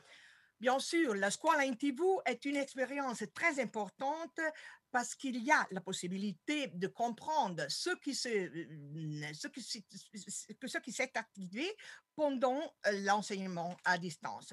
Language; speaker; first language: French; non-native, fluent; Italian